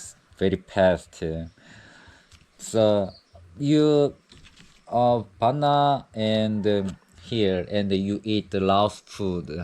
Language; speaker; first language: English; non-native, learner; Korean